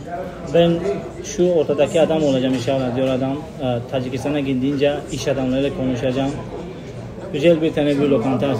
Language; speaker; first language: Turkish; non-native, fluent; Tajik